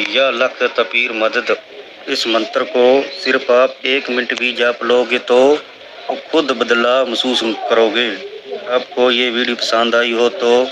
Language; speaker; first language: Hindi; non-native, local second language; Punjabi